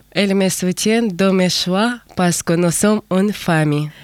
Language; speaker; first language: French; non-native, learner; Russian